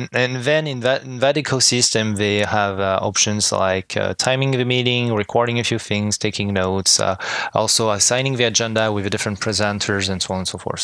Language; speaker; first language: English; non-native, fluent; French